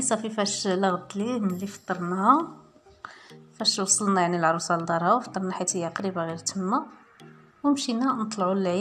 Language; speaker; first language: Arabic; native; Arabic